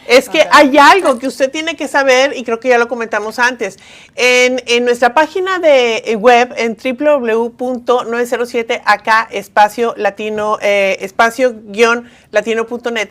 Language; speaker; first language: Spanish; native; Spanish